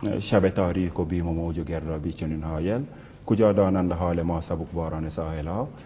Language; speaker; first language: Persian; non-native, fluent; Wolof